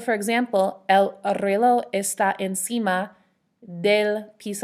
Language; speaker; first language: Spanish; non-native, fluent; English